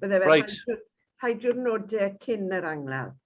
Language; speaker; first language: Welsh; native; Welsh